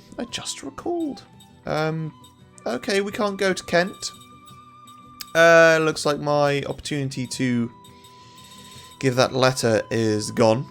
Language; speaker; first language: English; native; English